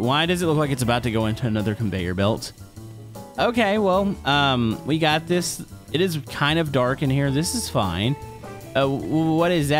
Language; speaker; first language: English; native; English